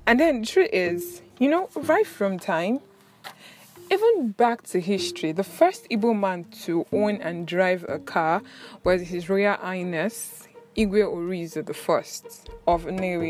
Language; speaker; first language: English; non-native, local second language; Igbo